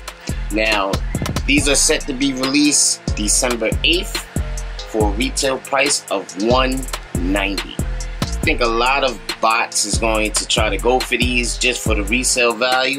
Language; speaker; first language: English; native; English